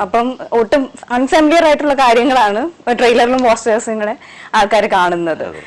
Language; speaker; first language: Malayalam; native; Malayalam